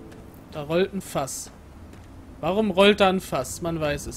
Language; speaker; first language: German; native; German